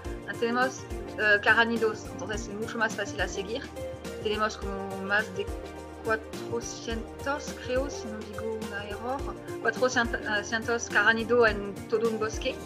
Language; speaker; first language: Spanish; non-native, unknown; French